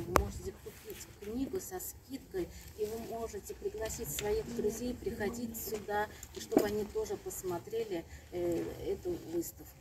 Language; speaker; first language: Russian; non-native, fluent; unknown